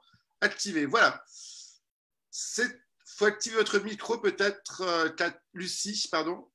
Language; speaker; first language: French; native; French